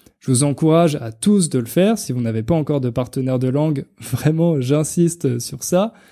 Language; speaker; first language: French; native; French